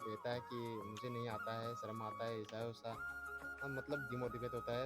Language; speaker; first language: Hindi; non-native, local second language; Chakma